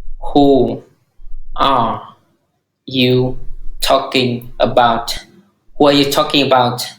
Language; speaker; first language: English; non-native, fluent; Hmong